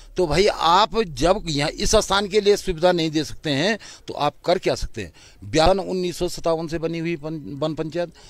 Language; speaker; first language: Hindi; native; Hindi